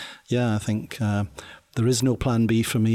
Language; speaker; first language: English; native; English